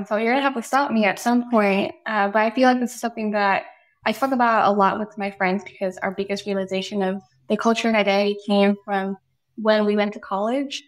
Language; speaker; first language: English; native; English